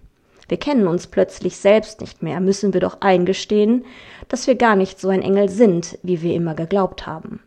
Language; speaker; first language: German; native; German